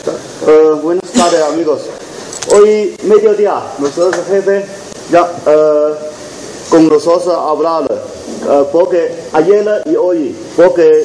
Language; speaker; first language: Spanish; non-native, learner; Chinese